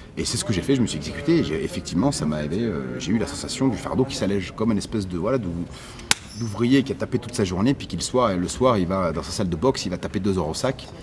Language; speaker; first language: French; early bilingual, other home language; Arabic